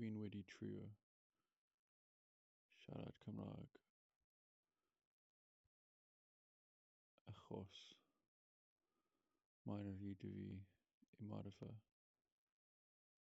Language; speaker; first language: Welsh; non-native, learner; English